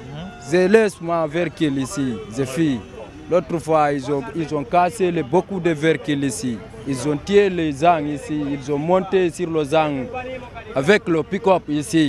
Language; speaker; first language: French; non-native, local second language; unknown